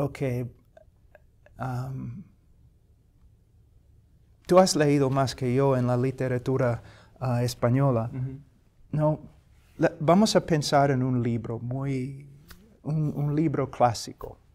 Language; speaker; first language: Spanish; non-native, fluent; English